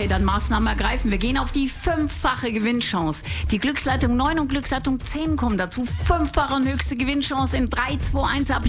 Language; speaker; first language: German; native; German